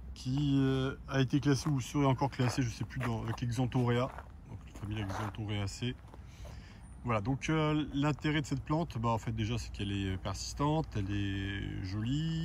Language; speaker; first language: French; native; French